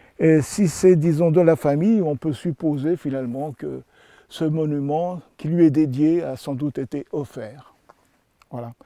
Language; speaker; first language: French; native; French